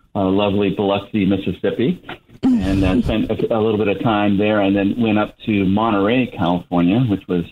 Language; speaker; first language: English; native; English